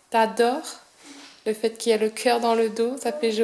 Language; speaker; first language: French; native; French